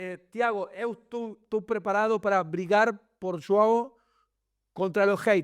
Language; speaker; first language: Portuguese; non-native, learner; Spanish